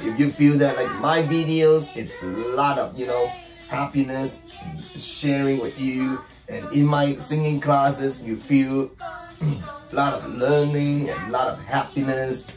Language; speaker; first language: English; non-native, local second language; Cantonese